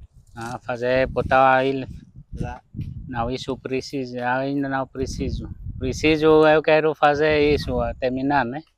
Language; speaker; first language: Portuguese; non-native, learner; Vietnamese